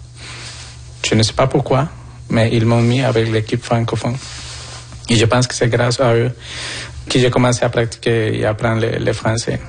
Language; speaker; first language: French; non-native, fluent; Spanish